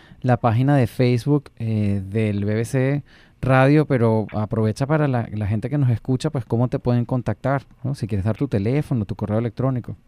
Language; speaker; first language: Spanish; native; Spanish